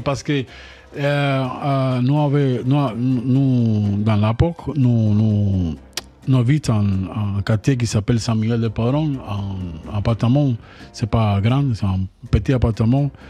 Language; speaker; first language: French; non-native, learner; Spanish